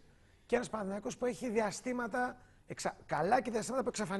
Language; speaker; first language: Greek; native; Greek